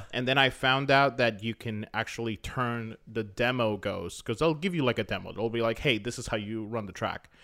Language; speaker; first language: English; native; English